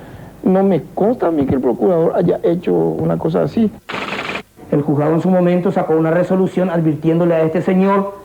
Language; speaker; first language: Spanish; native; Spanish